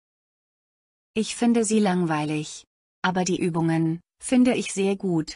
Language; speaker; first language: German; non-native, learner; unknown